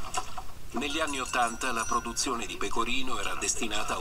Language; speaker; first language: Italian; native; Italian